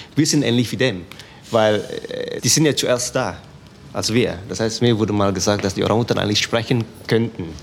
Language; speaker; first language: German; non-native, fluent; Indonesian